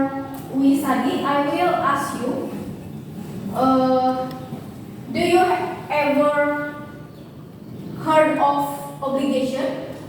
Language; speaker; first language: English; non-native, fluent; Indonesian